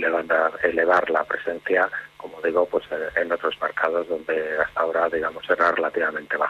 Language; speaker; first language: Spanish; native; Spanish